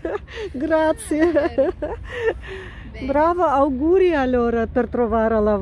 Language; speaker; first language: Italian; non-native, learner; Russian